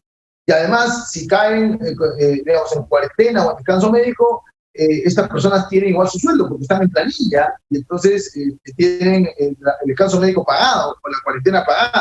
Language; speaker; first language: Spanish; native; Spanish